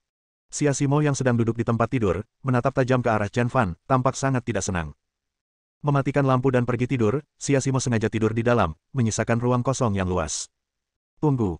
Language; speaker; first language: Indonesian; native; Indonesian